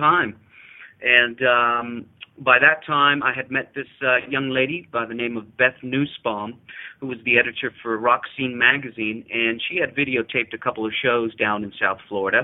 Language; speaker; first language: English; native; English